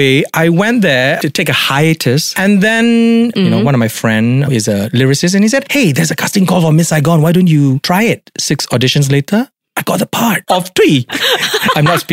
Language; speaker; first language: English; non-native, local second language; Min Nan Chinese